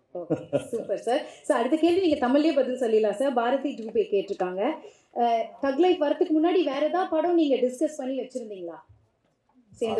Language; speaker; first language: Tamil; native; Tamil